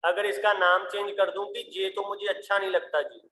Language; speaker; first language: Hindi; non-native, local second language; Punjabi